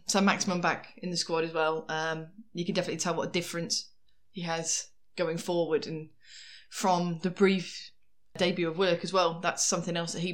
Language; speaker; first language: English; native; English